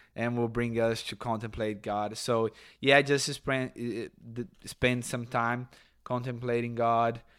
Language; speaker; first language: English; non-native, fluent; Portuguese